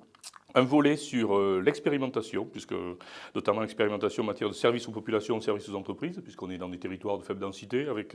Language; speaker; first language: French; native; French